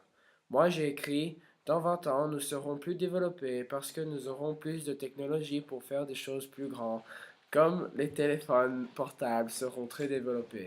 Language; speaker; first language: French; non-native, learner; English